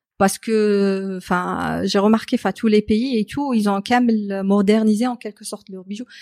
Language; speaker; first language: French; non-native, local second language; Arabic